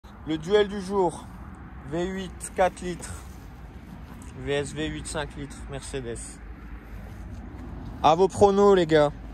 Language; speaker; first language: French; native; French